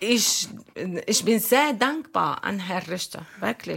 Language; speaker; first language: German; non-native, learner; Arabic